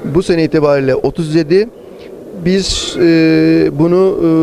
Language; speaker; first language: Turkish; native; Turkish